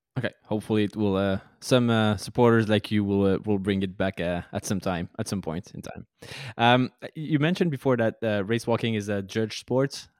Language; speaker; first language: English; non-native, fluent; French